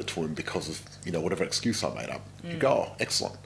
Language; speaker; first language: English; non-native, local second language; Macedonian